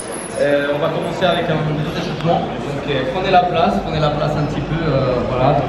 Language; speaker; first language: French; native; French